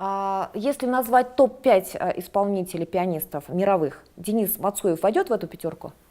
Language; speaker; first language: Russian; native; Russian